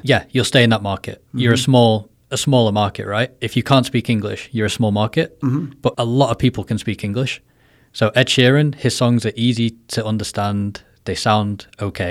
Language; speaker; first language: English; native; English